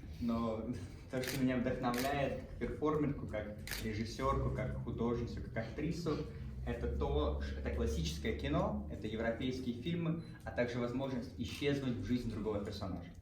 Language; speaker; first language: Russian; native; Russian